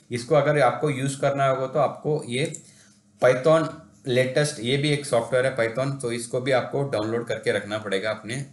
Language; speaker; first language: Hindi; non-native, local second language; Tamil